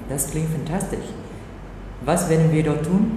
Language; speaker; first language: German; early bilingual, other home language; Vietnamese